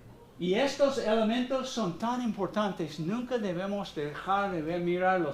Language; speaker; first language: Spanish; non-native, fluent; English